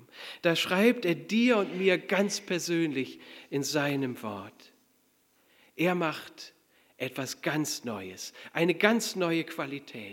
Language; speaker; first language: German; native; German